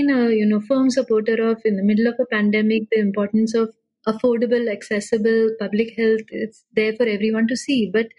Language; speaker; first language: English; non-native, local second language; Marathi